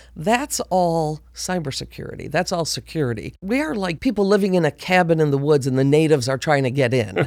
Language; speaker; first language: English; native; English